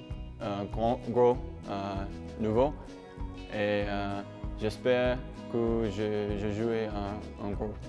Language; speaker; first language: French; non-native, learner; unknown